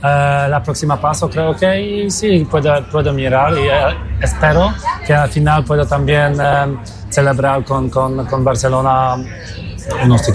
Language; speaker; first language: Spanish; non-native, learner; Polish